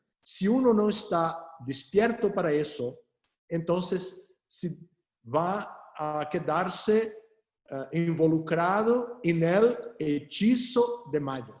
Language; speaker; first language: Spanish; non-native, fluent; Portuguese